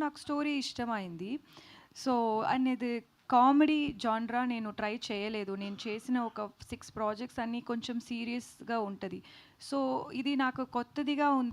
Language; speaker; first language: Telugu; non-native, learner; Tamil